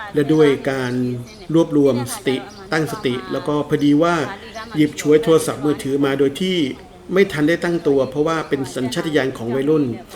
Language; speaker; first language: Thai; non-native, fluent; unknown